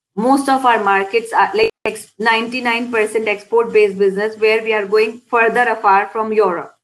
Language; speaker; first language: English; non-native, local second language; Hindi